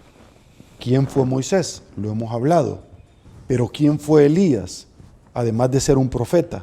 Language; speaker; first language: Spanish; native; Spanish